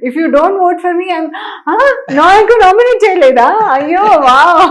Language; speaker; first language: Telugu; non-native, local second language; Hindi